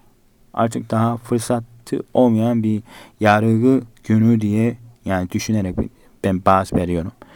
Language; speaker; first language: Turkish; non-native, fluent; Korean